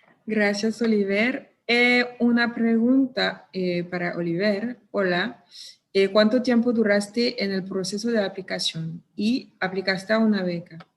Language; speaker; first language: Spanish; non-native, fluent; French